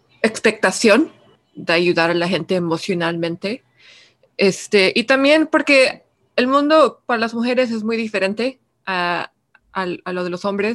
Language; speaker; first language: Spanish; early bilingual, heritage; Spanish